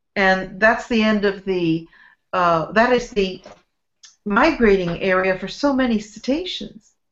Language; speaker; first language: English; native; English